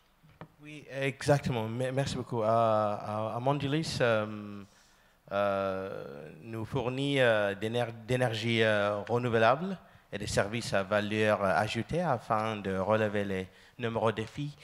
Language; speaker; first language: French; non-native, learner; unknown